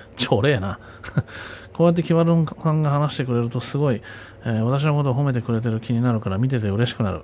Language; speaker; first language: Japanese; native; Japanese